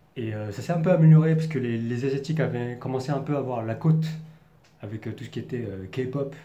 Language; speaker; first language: French; native; French